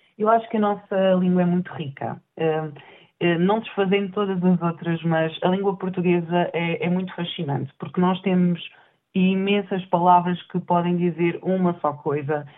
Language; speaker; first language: Portuguese; native; Portuguese